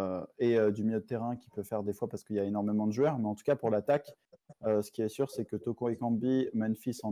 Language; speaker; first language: French; native; French